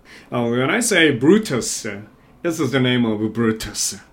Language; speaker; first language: English; non-native, fluent; Korean